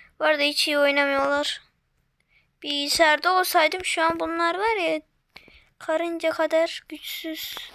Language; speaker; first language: Turkish; native; Turkish